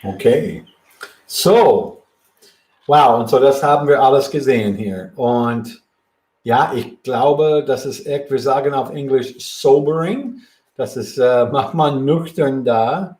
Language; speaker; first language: German; non-native, fluent; English